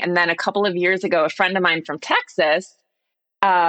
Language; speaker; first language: English; native; English